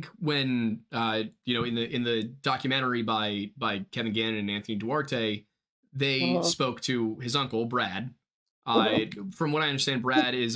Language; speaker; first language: English; native; English